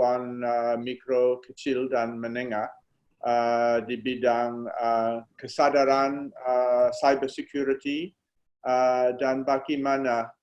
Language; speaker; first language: Indonesian; non-native, fluent; English